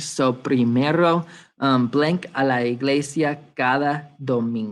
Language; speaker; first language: Spanish; non-native, fluent; English